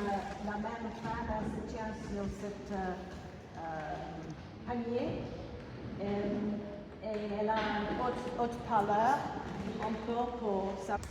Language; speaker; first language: French; non-native, fluent; English